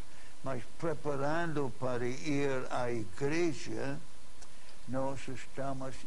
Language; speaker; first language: Portuguese; non-native, fluent; English